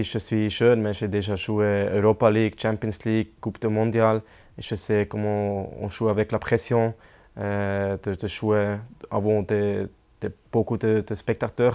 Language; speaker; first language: French; non-native, local second language; German